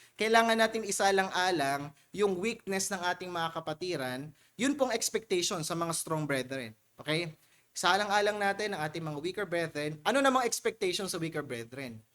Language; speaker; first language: Filipino; native; Filipino